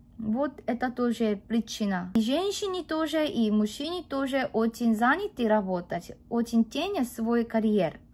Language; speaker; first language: Russian; non-native, fluent; Korean